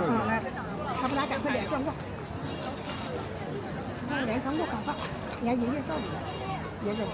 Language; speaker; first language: Chinese; native; Chinese